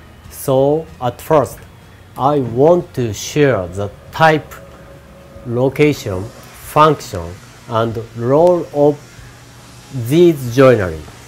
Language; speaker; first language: English; non-native, learner; Japanese